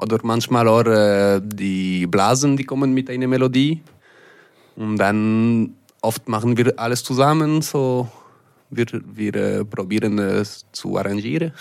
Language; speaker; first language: German; non-native, local second language; French